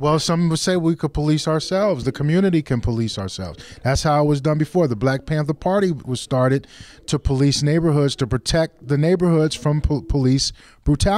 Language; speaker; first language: English; native; English